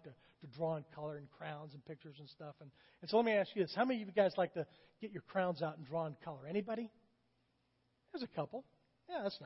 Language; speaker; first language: English; native; English